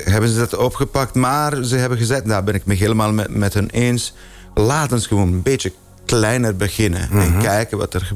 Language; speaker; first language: Dutch; non-native, fluent; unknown